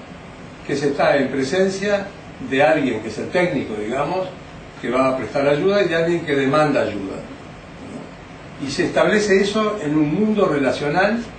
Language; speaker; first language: Spanish; native; Spanish